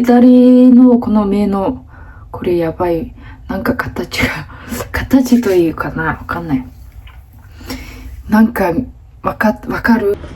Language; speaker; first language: Japanese; non-native, fluent; Mongolian